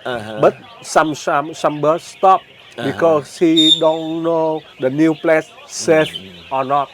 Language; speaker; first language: English; non-native, learner; Vietnamese